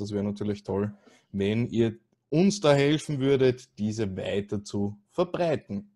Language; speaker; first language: German; native; German